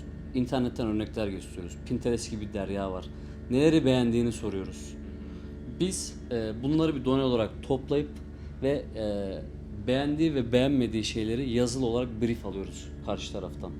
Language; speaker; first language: Turkish; native; Turkish